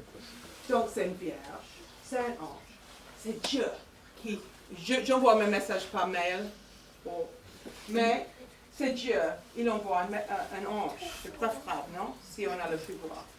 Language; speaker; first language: French; non-native, fluent; English